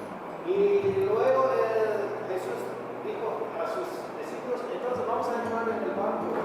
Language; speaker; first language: Spanish; non-native, fluent; English